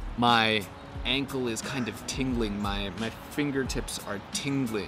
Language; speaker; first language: English; native; English